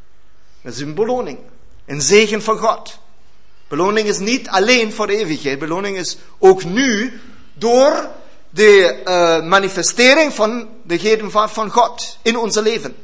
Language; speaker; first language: Dutch; non-native, learner; German